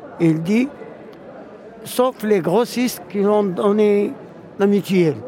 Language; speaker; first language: French; non-native, local second language; Arabic